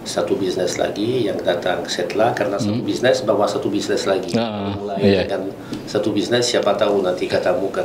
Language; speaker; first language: Indonesian; non-native, learner; Italian